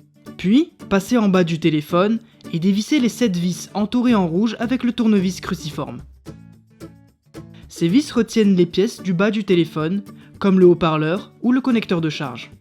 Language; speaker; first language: French; native; French